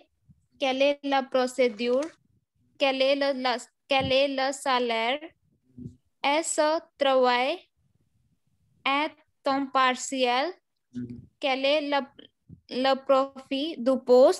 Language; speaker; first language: French; non-native, learner; Hindi